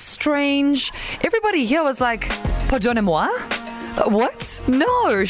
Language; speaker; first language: English; native; English